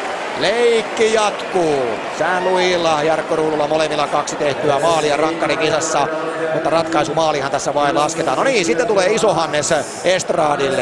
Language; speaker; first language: Finnish; native; Finnish